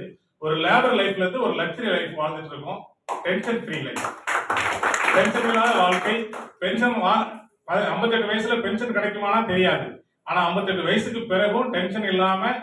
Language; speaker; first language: Tamil; native; Tamil